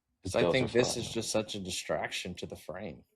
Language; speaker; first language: English; native; English